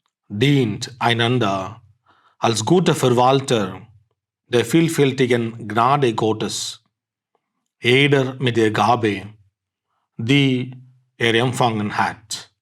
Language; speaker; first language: German; non-native, fluent; Tamil